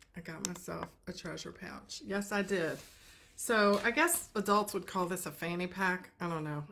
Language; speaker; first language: English; native; English